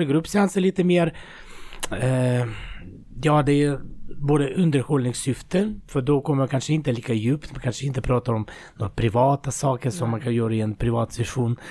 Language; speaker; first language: Swedish; non-native, fluent; Russian